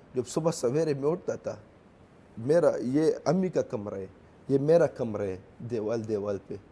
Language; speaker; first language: Urdu; non-native, local second language; Pashto